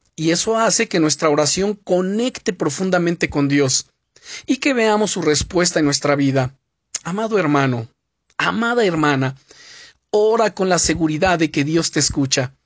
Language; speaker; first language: Spanish; native; Spanish